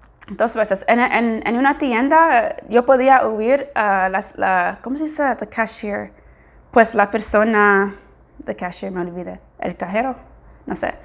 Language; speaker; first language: Spanish; non-native, fluent; English